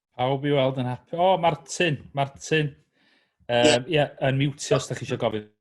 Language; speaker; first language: Welsh; native; Welsh